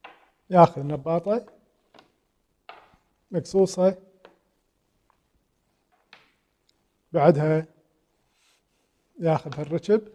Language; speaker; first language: Arabic; native; Arabic